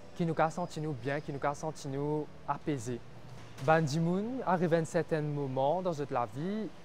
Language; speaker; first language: French; non-native, local second language; Morisyen